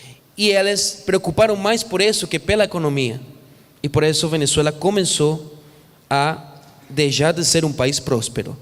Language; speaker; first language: Portuguese; non-native, fluent; Spanish